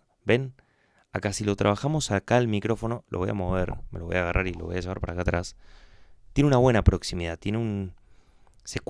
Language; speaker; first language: Spanish; native; Spanish